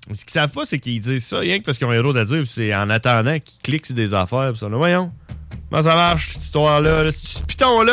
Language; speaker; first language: French; native; French